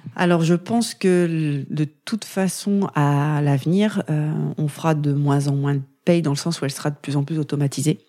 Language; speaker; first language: French; native; French